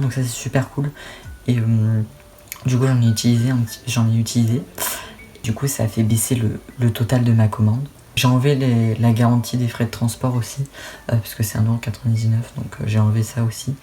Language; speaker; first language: French; native; French